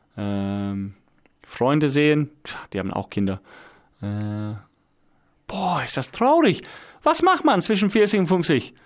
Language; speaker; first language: German; non-native, fluent; English